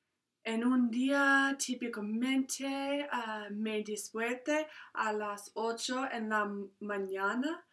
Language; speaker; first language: Spanish; non-native, learner; English